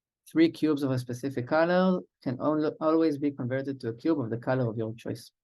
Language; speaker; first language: English; non-native, fluent; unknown